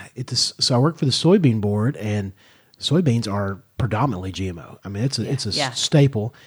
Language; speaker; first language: English; native; English